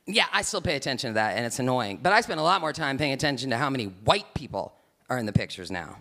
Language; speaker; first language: English; native; English